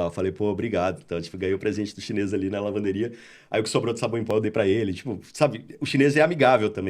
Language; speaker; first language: Portuguese; native; Portuguese